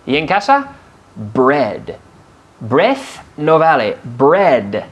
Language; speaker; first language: Spanish; non-native, fluent; English